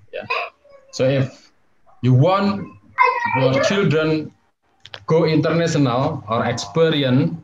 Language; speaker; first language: English; non-native, fluent; Javanese